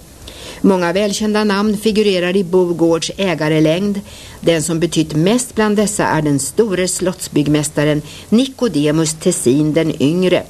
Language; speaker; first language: Swedish; native; Swedish